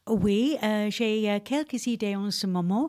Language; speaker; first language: French; non-native, fluent; English